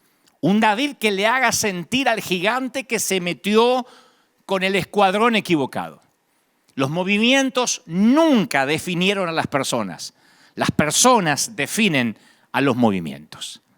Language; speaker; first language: Spanish; native; Spanish